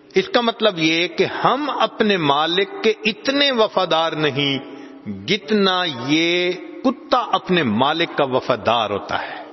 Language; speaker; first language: Urdu; non-native, local second language; Punjabi